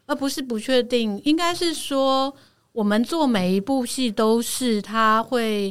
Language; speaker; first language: Chinese; native; Chinese